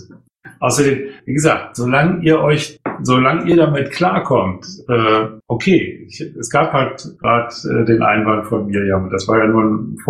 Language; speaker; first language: German; native; German